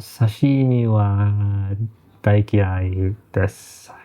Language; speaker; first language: Japanese; non-native, learner; Indonesian